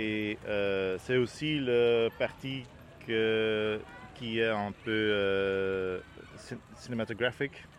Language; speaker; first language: French; non-native, learner; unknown